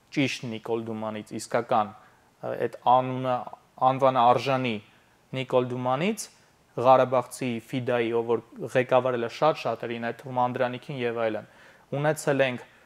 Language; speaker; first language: Armenian; native; Armenian